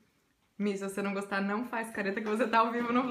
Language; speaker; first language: Portuguese; native; Portuguese